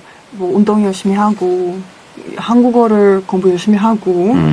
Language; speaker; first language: Korean; non-native, fluent; Russian